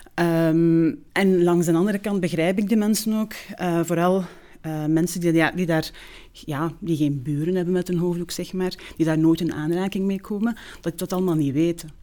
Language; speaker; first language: Dutch; early bilingual, other home language; Turkish